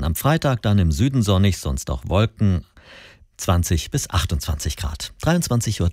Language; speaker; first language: German; native; German